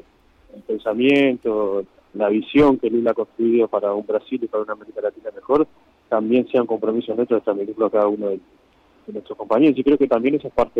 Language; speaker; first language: Spanish; native; Spanish